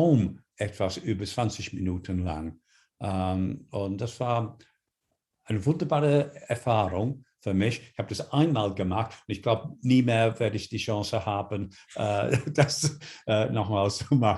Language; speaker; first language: German; non-native, fluent; English